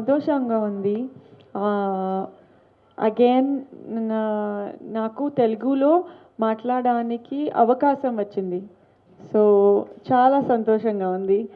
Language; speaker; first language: Telugu; non-native, fluent; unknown